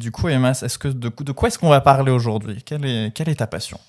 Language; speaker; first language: French; native; French